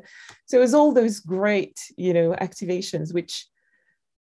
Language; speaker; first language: English; non-native, fluent; French